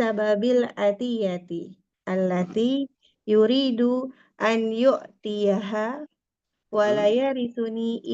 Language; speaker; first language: Arabic; non-native, learner; Indonesian